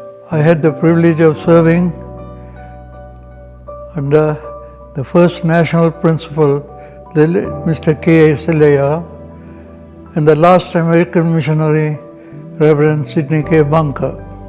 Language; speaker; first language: English; non-native, local second language; Tamil